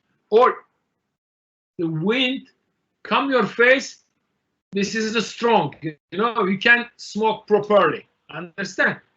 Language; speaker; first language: English; non-native, learner; Turkish